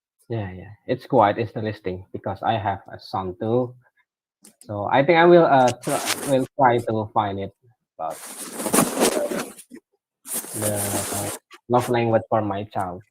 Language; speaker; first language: English; non-native, learner; Indonesian